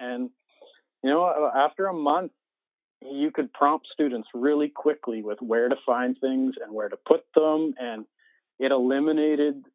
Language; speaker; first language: English; native; English